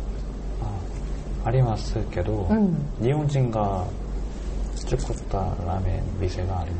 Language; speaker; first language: Japanese; non-native, learner; Korean